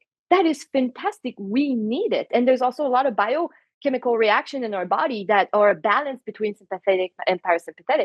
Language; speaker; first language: English; non-native, fluent; French